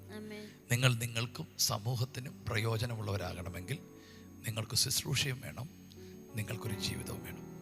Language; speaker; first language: Malayalam; native; Malayalam